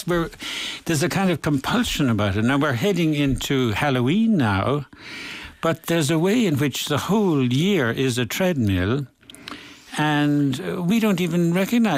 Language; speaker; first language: English; native; English